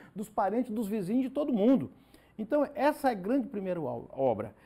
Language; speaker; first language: Portuguese; native; Portuguese